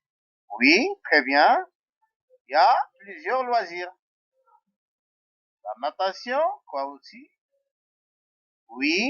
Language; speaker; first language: French; non-native, local second language; Arabic